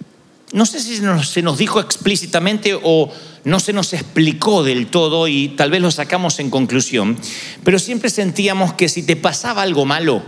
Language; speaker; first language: Spanish; native; Spanish